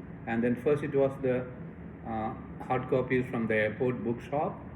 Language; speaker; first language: English; non-native, local second language; Malayalam